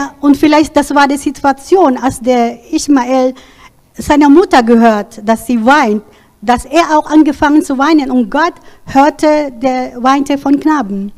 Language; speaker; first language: German; non-native, learner; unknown